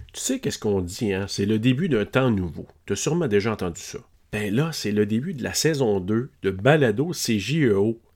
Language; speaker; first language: French; native; French